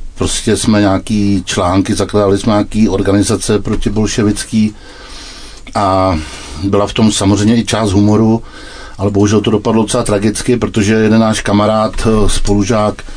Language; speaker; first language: Czech; native; Czech